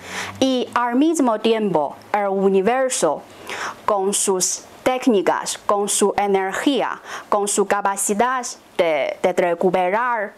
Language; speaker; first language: Spanish; non-native, fluent; Chinese